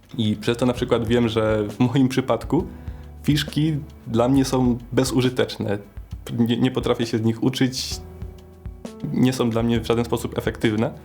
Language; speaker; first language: Polish; native; Polish